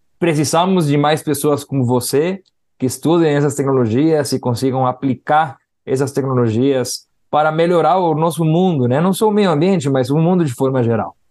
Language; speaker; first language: Portuguese; non-native, fluent; Spanish